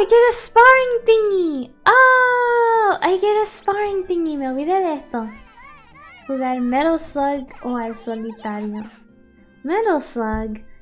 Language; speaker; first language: Spanish; early bilingual, other home language; English